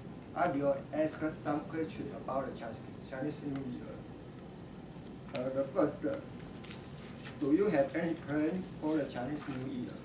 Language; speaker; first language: English; non-native, learner; Chinese